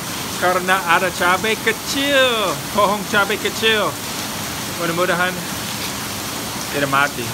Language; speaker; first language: Indonesian; non-native, fluent; English